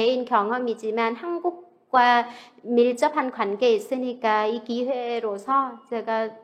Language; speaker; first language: Korean; non-native, fluent; Vietnamese